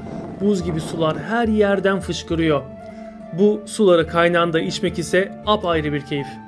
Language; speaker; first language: Turkish; native; Turkish